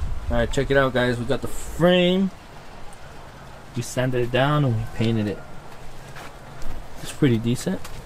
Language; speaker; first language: English; early bilingual, other home language; Spanish